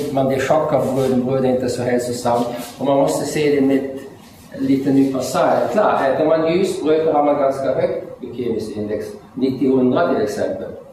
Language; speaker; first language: Swedish; non-native, fluent; German